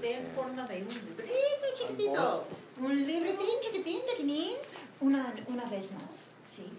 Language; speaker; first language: Spanish; non-native, fluent; English